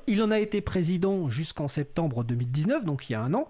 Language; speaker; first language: French; native; French